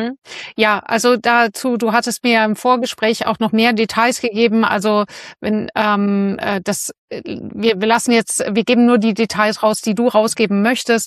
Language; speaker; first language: German; native; German